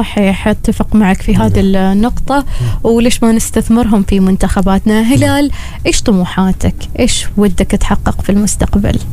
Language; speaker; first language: Arabic; native; Arabic